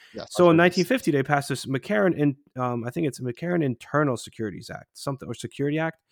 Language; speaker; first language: English; non-native, fluent; Polish